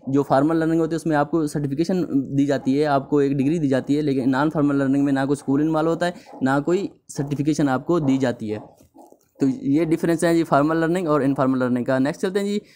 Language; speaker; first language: Urdu; native; Urdu